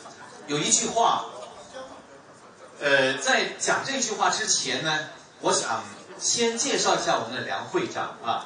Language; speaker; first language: Chinese; native; Chinese